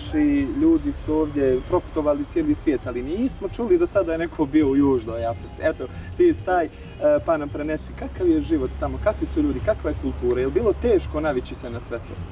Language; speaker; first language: Serbian; native; Serbian